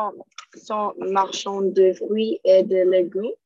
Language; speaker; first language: French; non-native, learner; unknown